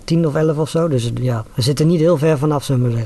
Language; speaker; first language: Dutch; native; Dutch